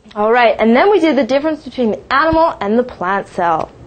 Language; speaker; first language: English; native; English